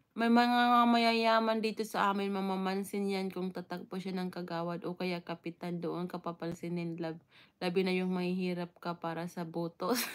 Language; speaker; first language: Filipino; non-native, local second language; Waray